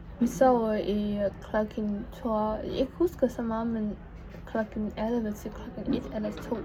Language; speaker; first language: Danish; non-native, learner; Vietnamese